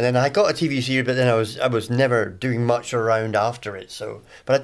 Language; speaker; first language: English; native; English